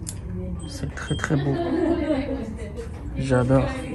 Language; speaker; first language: French; non-native, fluent; Japanese